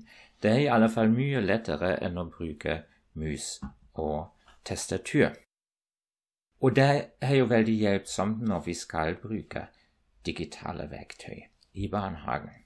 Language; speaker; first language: Norwegian; non-native, fluent; German